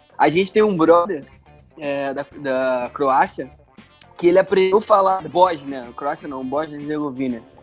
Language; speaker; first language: Portuguese; native; Portuguese